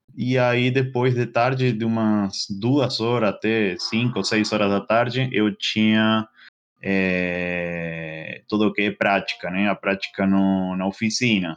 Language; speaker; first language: Portuguese; non-native, fluent; Spanish